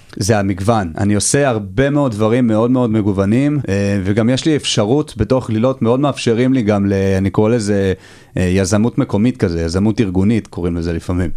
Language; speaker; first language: Hebrew; native; Hebrew